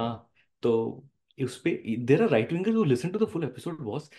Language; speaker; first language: Hindi; non-native, local second language; Bangla